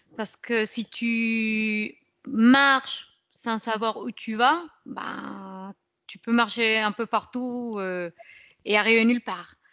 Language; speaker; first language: French; non-native, fluent; Spanish